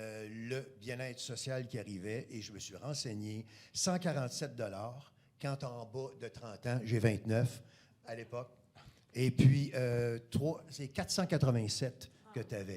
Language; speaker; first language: French; native; French